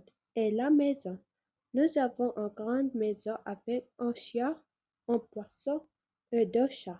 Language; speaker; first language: French; non-native, learner; Arabic